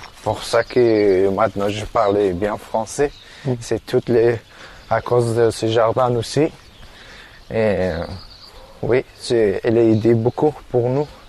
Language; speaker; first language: French; non-native, learner; Persian